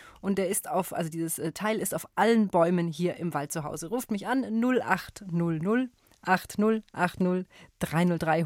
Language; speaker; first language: German; native; German